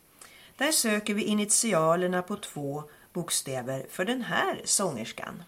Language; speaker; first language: Swedish; native; Swedish